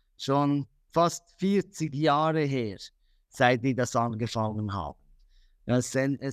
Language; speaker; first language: German; native; German